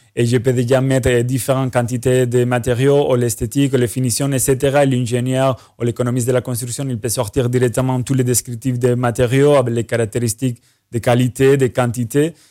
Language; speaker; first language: French; non-native, fluent; Spanish